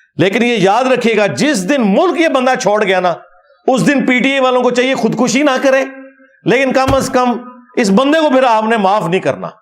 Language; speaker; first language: Urdu; non-native, local second language; Punjabi